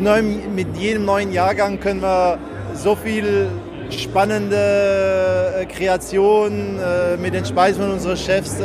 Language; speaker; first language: German; native; German